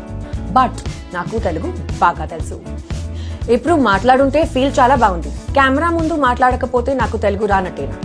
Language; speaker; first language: Telugu; non-native, fluent; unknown